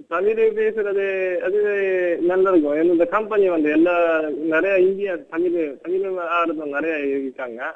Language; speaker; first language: Tamil; non-native, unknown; Japanese